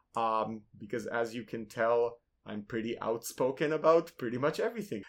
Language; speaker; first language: English; non-native, fluent; Hebrew